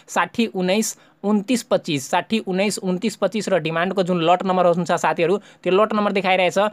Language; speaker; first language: Nepali; non-native, local second language; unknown